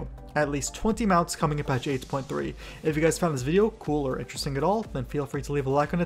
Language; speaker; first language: English; native; English